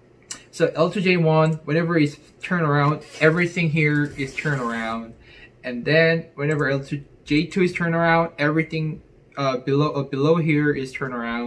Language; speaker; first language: English; non-native, fluent; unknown